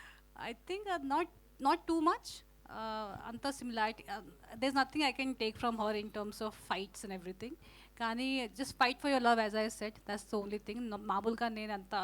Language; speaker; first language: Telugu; non-native, learner; Hindi